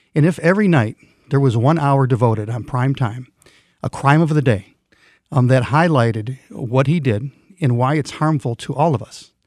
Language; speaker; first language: English; non-native, fluent; Swedish